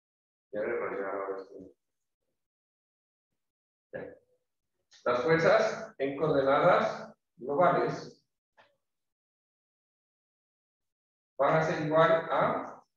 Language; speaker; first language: Spanish; native; Spanish